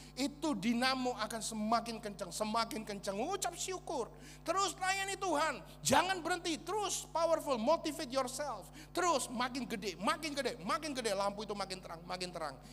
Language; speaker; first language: Indonesian; native; Indonesian